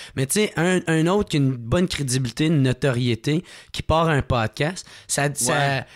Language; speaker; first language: French; native; French